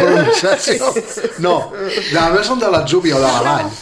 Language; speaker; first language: Catalan; native; Catalan